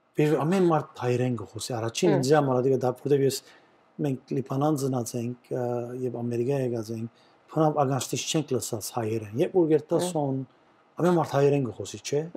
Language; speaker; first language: Armenian; early bilingual, heritage; Armenian